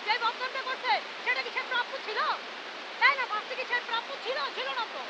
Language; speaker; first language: Bangla; native; Bangla